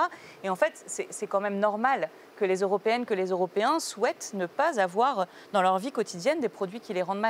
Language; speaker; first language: French; native; French